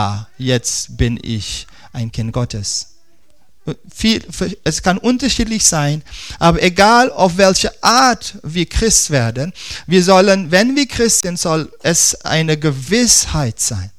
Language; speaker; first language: German; non-native, fluent; Dutch